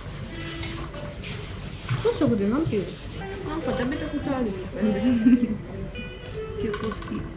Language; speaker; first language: Japanese; non-native, fluent; Russian